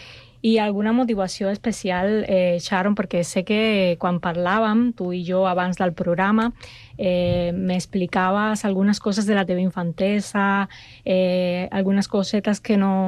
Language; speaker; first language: Catalan; non-native, fluent; Spanish